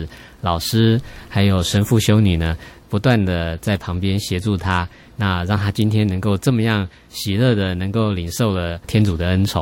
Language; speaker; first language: Chinese; native; Chinese